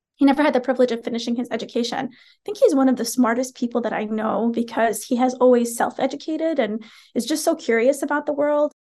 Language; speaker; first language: English; early bilingual, other home language; Arabic